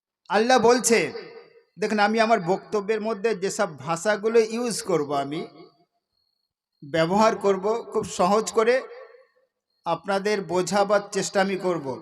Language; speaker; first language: Bangla; native; Bangla